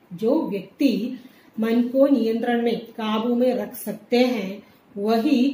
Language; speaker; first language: Hindi; non-native, local second language; Malayalam